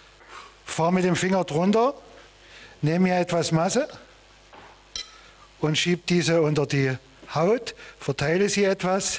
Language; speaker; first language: German; native; German